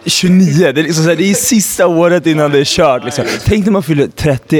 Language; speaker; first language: Swedish; native; Swedish